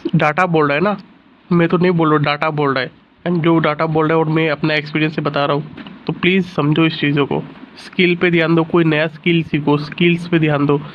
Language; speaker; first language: Hindi; non-native, local second language; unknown